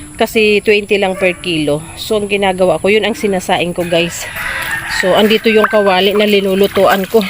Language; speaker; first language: Filipino; non-native, local second language; Bikol